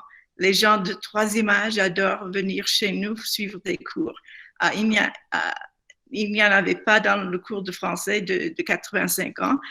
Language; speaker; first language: French; non-native, fluent; English